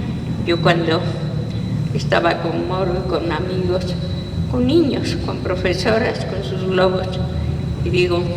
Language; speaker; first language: Spanish; non-native, fluent; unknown